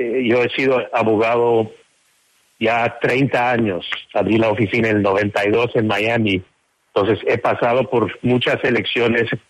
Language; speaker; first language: Spanish; non-native, fluent; English